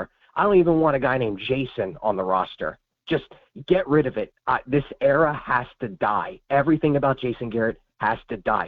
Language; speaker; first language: English; native; English